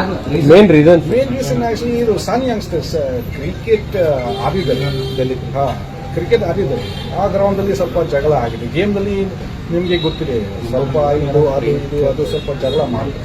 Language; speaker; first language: Kannada; non-native, fluent; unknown